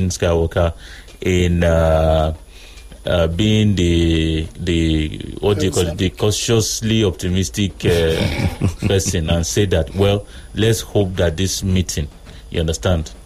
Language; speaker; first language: English; non-native, local second language; Yoruba